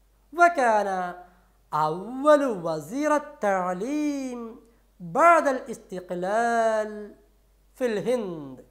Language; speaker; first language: Arabic; non-native, fluent; Malayalam